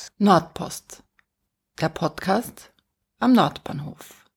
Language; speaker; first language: German; native; German